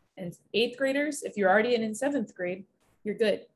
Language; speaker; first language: English; native; English